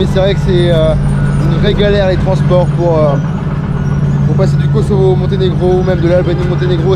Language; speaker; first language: French; native; French